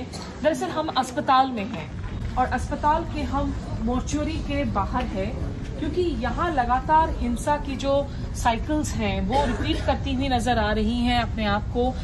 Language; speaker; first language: Hindi; native; Hindi